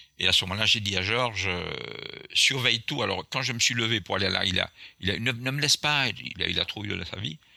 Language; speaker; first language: French; non-native, local second language; Guadeloupean Creole French